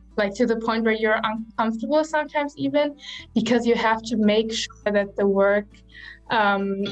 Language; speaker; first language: English; non-native, fluent; German